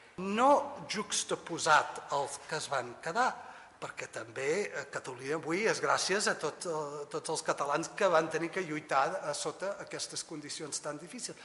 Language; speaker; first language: Catalan; early bilingual, heritage; Catalan